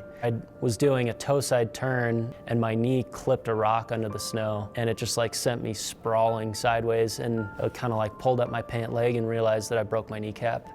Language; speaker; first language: English; native; English